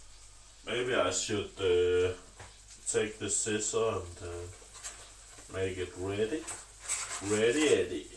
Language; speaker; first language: English; non-native, learner; Danish